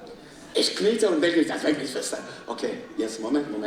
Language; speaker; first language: German; non-native, fluent; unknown